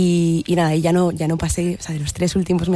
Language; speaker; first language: Spanish; native; Spanish